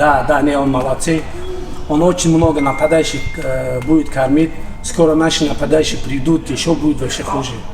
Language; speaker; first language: Russian; non-native, local second language; Tajik